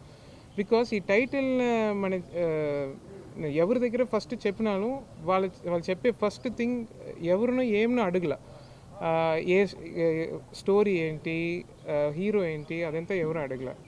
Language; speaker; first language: Telugu; non-native, learner; Tamil